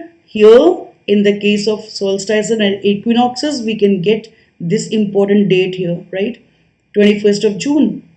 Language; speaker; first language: English; non-native, local second language; Hindi